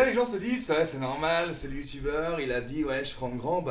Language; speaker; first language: French; native; French